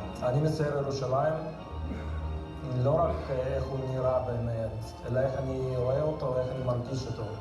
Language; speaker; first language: Hebrew; non-native, fluent; Russian